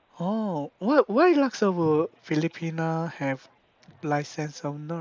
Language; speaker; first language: English; non-native, learner; Korean